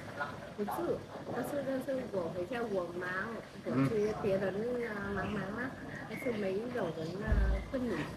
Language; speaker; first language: Chinese; non-native, learner; Vietnamese